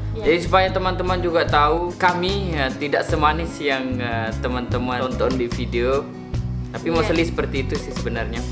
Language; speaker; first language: Indonesian; non-native, local second language; Sasak